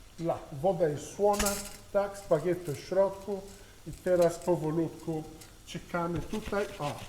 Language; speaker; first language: Polish; non-native, learner; Italian